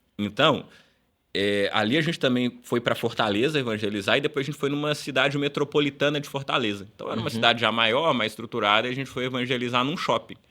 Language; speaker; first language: Portuguese; early bilingual, other home language; Upper Guinea Crioulo